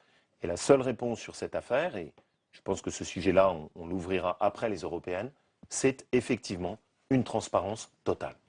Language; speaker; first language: French; native; French